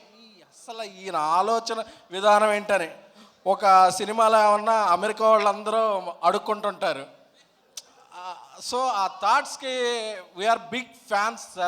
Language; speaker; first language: Telugu; native; Telugu